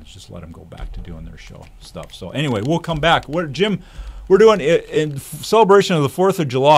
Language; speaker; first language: English; native; English